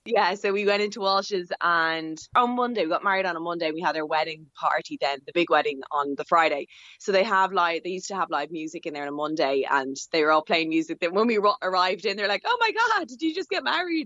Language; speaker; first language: English; native; English